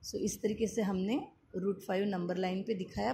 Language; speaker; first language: Hindi; non-native, local second language; Marathi